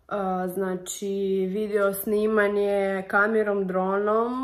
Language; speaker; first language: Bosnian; non-native, learner; Russian